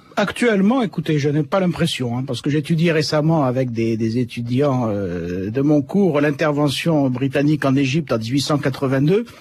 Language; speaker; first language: French; native; French